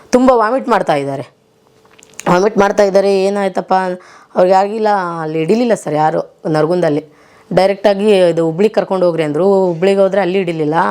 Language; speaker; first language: Kannada; native; Kannada